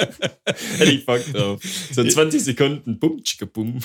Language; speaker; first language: German; native; German